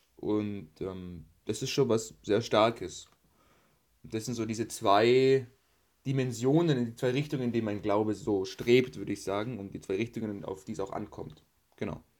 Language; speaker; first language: German; native; German